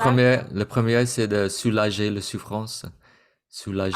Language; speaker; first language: French; non-native, fluent; Vietnamese